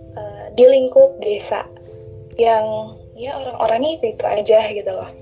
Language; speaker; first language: Indonesian; non-native, local second language; Sundanese